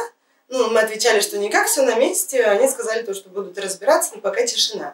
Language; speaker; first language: Russian; native; Russian